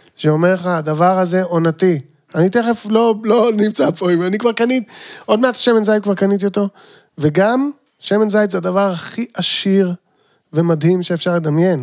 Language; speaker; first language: Hebrew; native; Hebrew